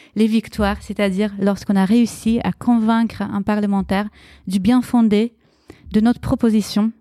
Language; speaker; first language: French; early bilingual, other home language; Romanian